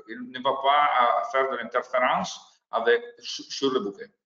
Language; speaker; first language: French; non-native, learner; Italian